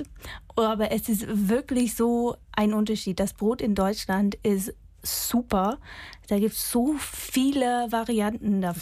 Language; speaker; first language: German; non-native, fluent; English